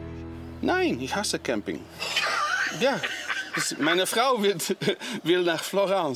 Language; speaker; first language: German; non-native, learner; Dutch